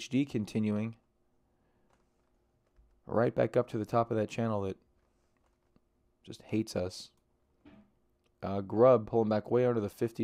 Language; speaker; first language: English; native; English